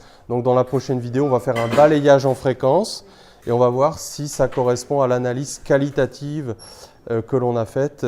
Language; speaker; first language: French; native; French